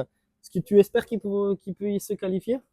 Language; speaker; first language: French; native; French